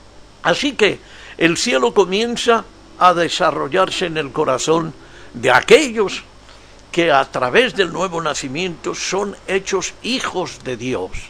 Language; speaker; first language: Spanish; native; Spanish